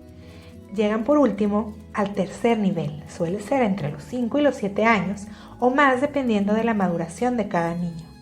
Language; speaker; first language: Spanish; native; Spanish